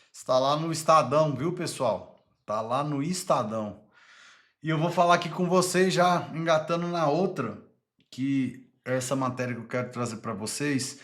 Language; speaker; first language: Portuguese; native; Portuguese